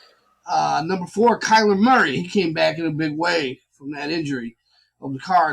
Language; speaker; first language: English; native; English